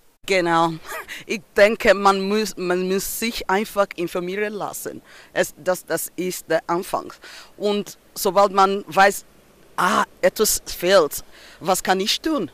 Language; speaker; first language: German; non-native, local second language; French